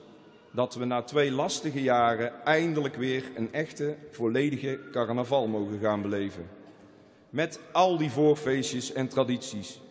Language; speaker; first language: Dutch; native; Dutch